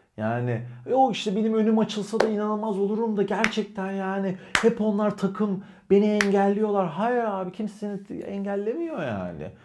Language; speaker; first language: Turkish; native; Turkish